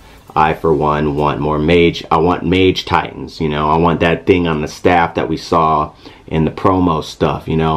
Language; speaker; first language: English; native; English